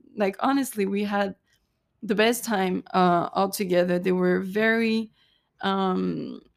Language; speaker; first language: English; non-native, fluent; French